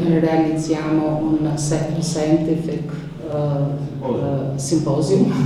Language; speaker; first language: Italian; non-native, learner; Albanian